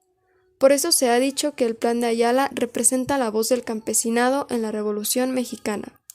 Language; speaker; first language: Spanish; native; Spanish